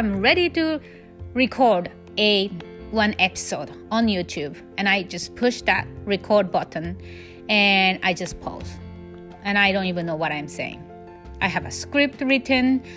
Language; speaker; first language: English; non-native, fluent; Japanese